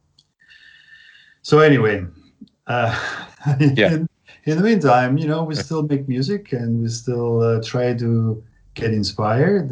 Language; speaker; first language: English; non-native, fluent; Italian